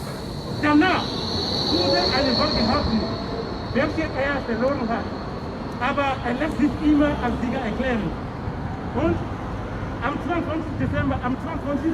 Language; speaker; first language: German; non-native, fluent; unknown